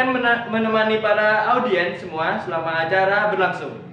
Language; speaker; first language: Indonesian; native; Indonesian